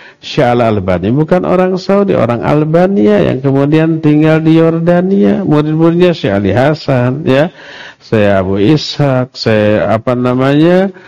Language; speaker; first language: Indonesian; non-native, local second language; Sundanese